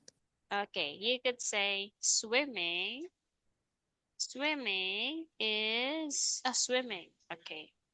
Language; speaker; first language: English; non-native, fluent; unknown